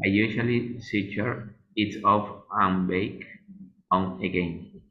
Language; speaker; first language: English; non-native, learner; Spanish